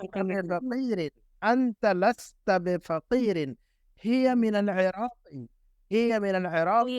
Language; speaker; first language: Arabic; non-native, fluent; Urdu